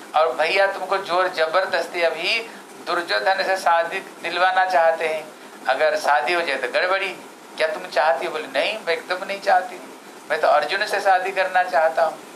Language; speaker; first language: Hindi; non-native, local second language; Odia